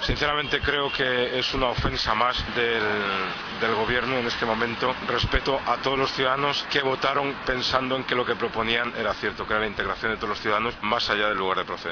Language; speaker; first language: Spanish; native; Spanish